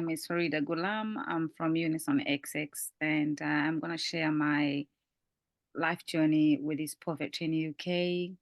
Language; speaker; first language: English; non-native, fluent; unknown